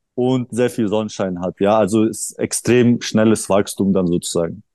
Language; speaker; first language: German; early bilingual, other home language; Russian